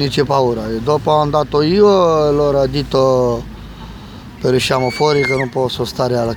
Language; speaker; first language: Italian; non-native, learner; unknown